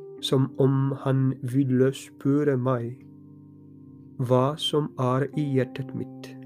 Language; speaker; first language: Norwegian; non-native, fluent; Polish